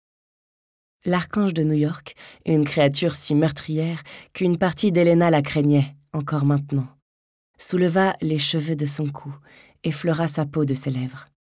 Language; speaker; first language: French; native; French